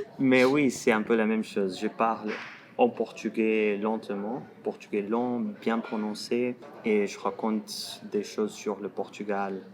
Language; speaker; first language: French; non-native, fluent; Portuguese